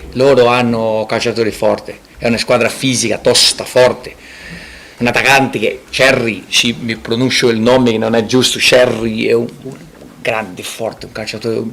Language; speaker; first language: Italian; non-native, fluent; Portuguese